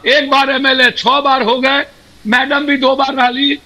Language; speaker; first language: Hindi; native; Hindi